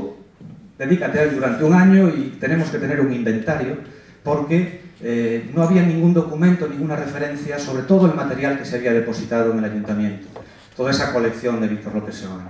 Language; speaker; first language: Spanish; native; Spanish